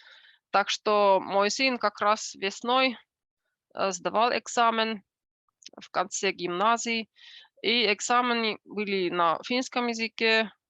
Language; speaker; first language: Russian; non-native, fluent; Finnish